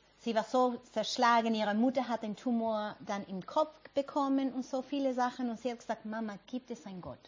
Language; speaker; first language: German; non-native, fluent; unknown